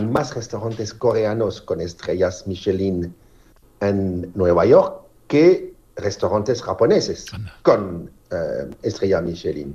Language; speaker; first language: Spanish; non-native, fluent; French